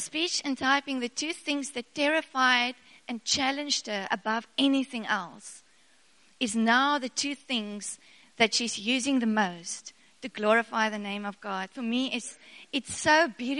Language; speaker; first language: English; non-native, local second language; Afrikaans